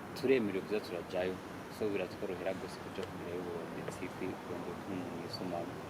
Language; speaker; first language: Rundi; early bilingual, heritage; Rundi